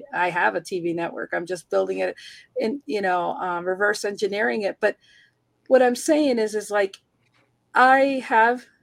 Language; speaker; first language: English; early bilingual, heritage; Spanish